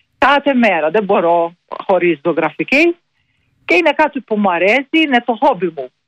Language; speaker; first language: Greek; non-native, learner; Maltese